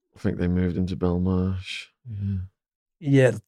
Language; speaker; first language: English; native; English